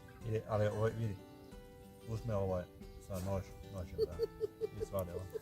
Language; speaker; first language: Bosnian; non-native, learner; Swedish